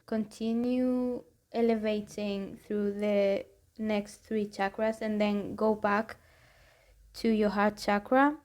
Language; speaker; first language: English; non-native, fluent; Spanish